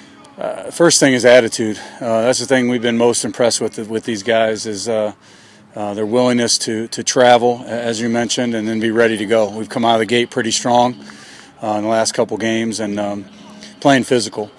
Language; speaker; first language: English; native; English